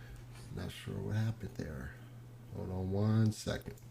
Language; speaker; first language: English; native; English